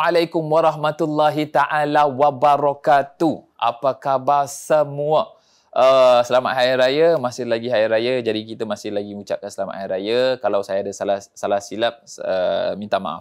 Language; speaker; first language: Malay; native; Malay